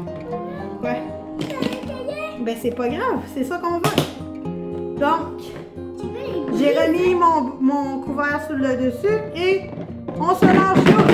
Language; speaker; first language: French; native; French